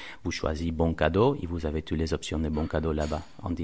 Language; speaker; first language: French; non-native, fluent; Spanish